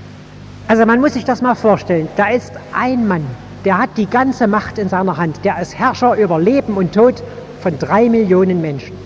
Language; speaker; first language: German; native; German